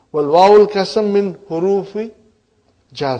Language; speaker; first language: Arabic; non-native, fluent; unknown